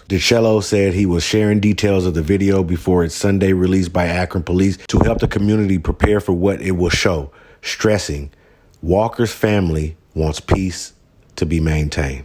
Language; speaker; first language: English; native; English